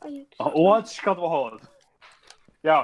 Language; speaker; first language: Welsh; native; Welsh